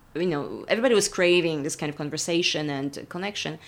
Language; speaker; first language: English; non-native, fluent; Polish